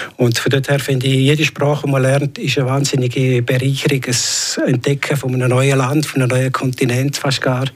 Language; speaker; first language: German; native; German